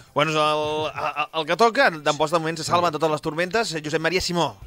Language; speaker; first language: Catalan; non-native, local second language; Spanish